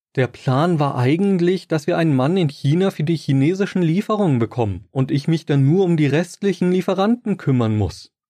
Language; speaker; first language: German; native; German